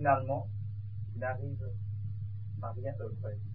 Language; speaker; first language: French; non-native, fluent; Vietnamese